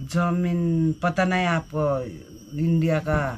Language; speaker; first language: Hindi; non-native, local second language; Nepali